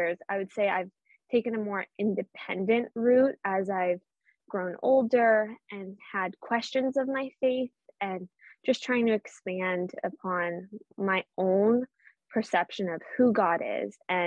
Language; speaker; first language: English; native; English